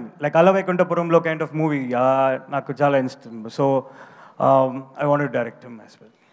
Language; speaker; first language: Telugu; non-native, learner; Tamil